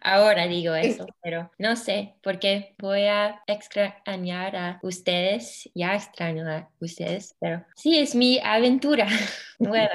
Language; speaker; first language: Spanish; early bilingual, heritage; English